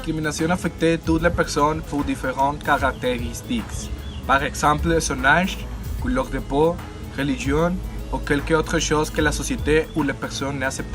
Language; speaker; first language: French; non-native, learner; Spanish